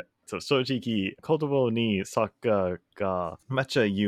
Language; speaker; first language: Japanese; non-native, learner; English